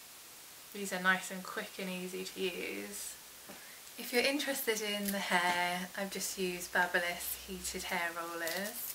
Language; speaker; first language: English; native; English